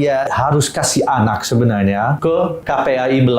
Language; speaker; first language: Indonesian; non-native, fluent; Dutch